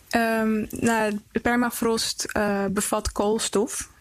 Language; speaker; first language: Dutch; early bilingual, other home language; Icelandic